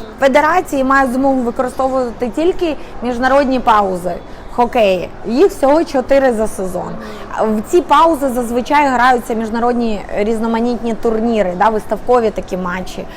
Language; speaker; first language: Ukrainian; native; Ukrainian